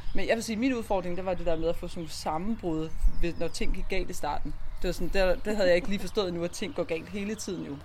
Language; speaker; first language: Danish; native; Danish